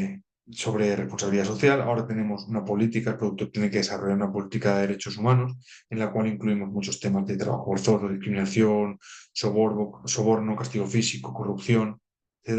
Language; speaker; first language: Spanish; native; Spanish